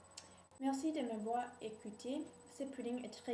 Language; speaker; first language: French; non-native, learner; English